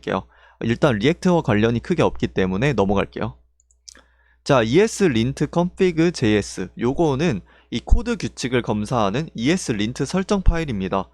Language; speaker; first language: Korean; native; Korean